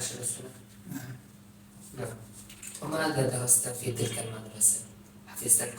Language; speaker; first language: Arabic; non-native, fluent; Bangla